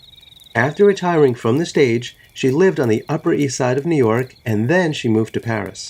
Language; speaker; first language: English; native; English